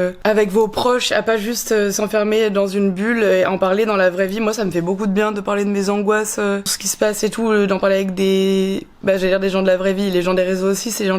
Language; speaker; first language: French; native; French